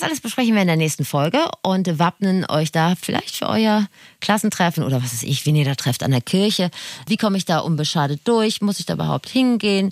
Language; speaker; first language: German; native; German